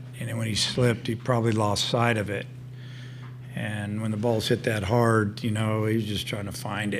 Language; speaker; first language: English; native; English